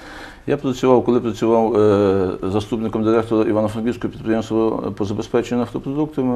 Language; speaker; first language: Ukrainian; native; Ukrainian